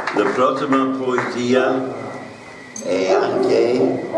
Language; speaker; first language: Italian; non-native, learner; English